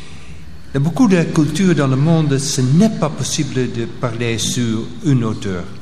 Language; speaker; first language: French; non-native, local second language; Dutch